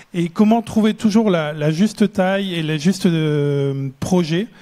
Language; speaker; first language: French; native; French